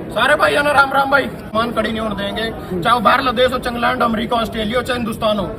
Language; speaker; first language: Hindi; native; Hindi